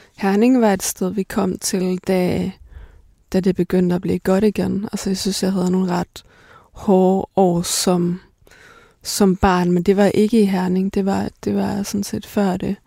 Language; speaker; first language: Danish; native; Danish